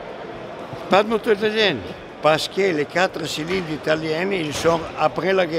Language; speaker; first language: French; non-native, learner; Italian